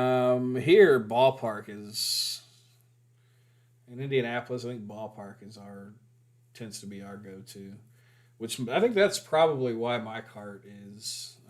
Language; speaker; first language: English; native; English